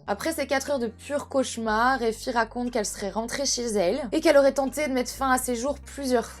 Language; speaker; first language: French; native; French